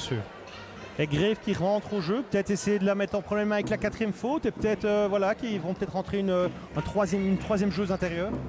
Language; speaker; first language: French; native; French